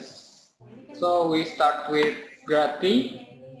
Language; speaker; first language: English; non-native, learner; Indonesian